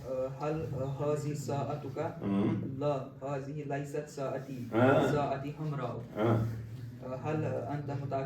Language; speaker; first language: Arabic; non-native, learner; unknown